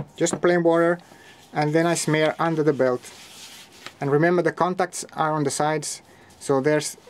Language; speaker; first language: English; non-native, fluent; Finnish